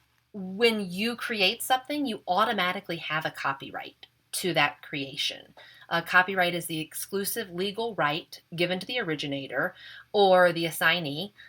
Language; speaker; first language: English; native; English